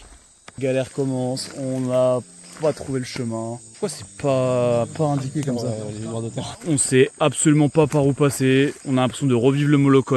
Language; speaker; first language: French; native; French